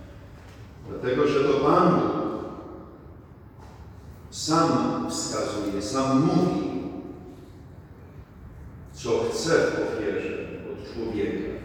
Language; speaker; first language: Polish; native; Polish